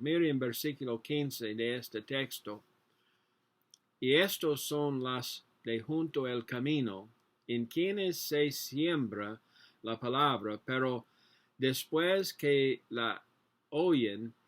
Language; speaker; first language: Spanish; non-native, learner; English